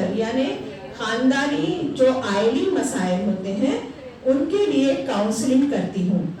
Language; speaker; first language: Urdu; native; Urdu